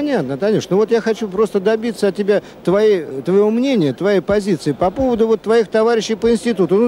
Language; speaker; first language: Russian; native; Russian